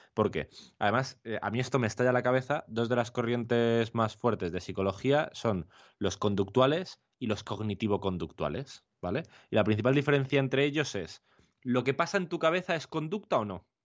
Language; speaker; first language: Spanish; native; Spanish